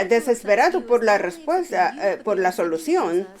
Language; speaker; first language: Spanish; non-native, fluent; Korean